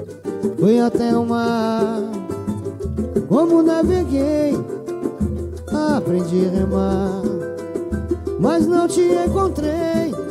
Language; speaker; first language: Portuguese; native; Portuguese